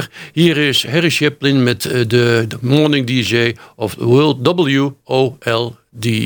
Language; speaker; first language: Dutch; native; Dutch